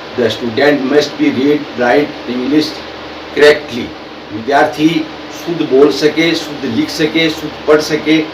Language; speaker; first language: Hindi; native; Hindi